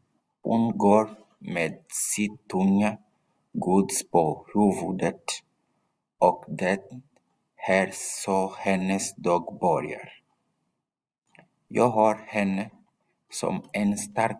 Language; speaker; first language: Swedish; non-native, learner; Portuguese